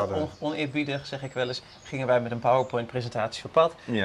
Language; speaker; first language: Dutch; native; Dutch